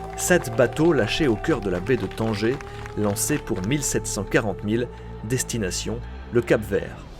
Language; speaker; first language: French; native; French